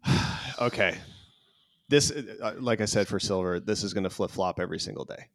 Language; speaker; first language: English; native; English